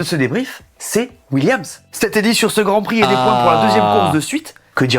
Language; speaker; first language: French; native; French